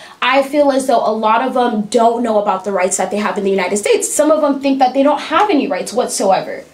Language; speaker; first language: English; early bilingual, other home language; French